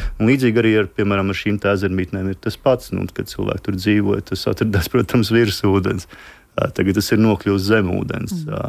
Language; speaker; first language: Latvian; native; Latvian